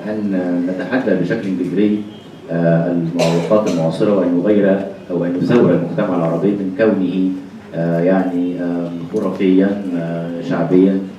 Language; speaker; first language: Arabic; native; Arabic